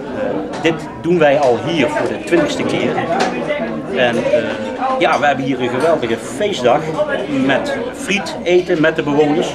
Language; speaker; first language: Dutch; native; Dutch